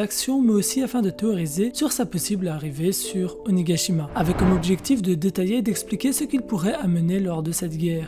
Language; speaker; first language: French; native; French